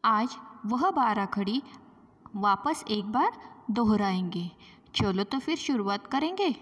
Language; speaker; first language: Hindi; non-native, local second language; Marathi